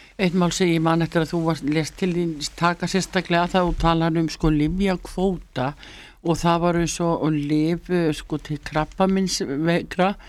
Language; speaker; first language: Icelandic; native; Icelandic